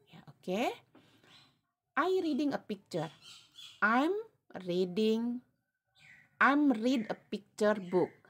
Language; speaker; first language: English; non-native, learner; Indonesian